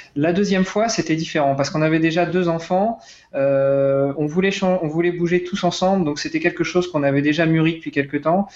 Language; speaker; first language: French; native; French